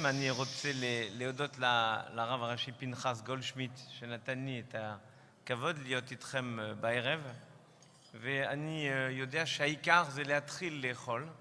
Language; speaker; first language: Hebrew; non-native, fluent; French